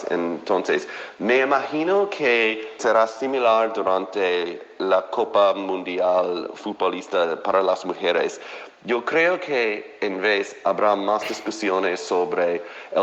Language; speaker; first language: Spanish; non-native, fluent; English